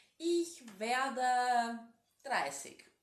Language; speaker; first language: German; non-native, fluent; Ukrainian